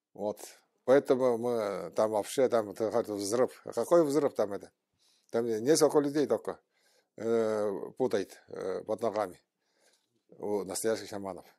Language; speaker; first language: Russian; non-native, local second language; Tuvinian